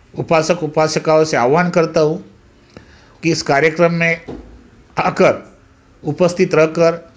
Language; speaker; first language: Hindi; non-native, local second language; Marathi